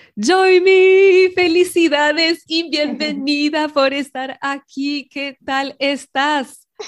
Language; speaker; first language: Spanish; native; Spanish